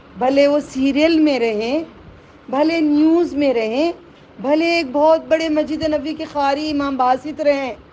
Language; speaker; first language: Urdu; native; Urdu